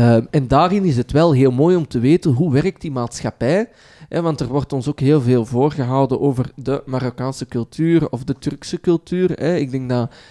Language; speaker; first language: Dutch; early bilingual, other home language; Arabic